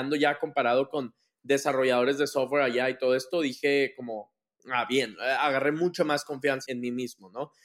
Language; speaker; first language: Spanish; native; Spanish